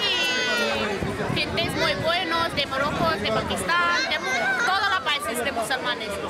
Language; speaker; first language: Spanish; non-native, learner; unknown